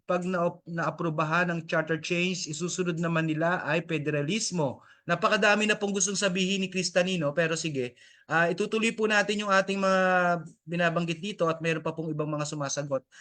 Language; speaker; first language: Filipino; native; Filipino